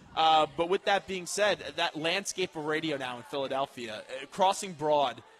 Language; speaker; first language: English; native; English